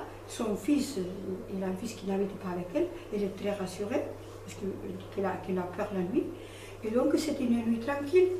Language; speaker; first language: French; non-native, fluent; Spanish